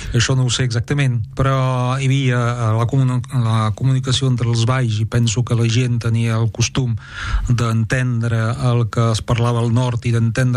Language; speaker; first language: Catalan; non-native, fluent; French